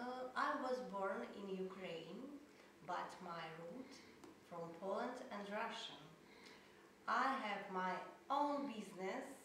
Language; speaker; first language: English; non-native, learner; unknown